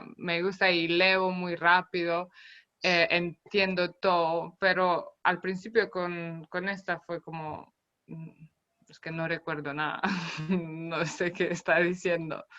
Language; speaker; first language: Spanish; non-native, fluent; Romanian